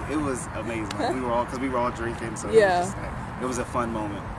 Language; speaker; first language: English; native; English